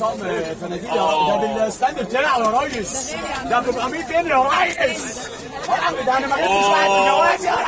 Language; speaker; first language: Arabic; native; Arabic